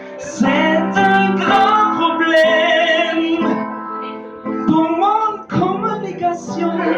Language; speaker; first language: French; non-native, learner; Norwegian